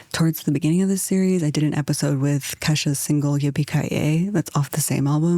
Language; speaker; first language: English; native; English